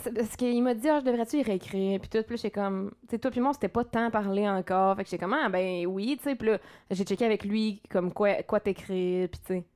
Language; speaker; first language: French; native; French